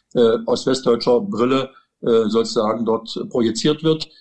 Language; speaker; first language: German; native; German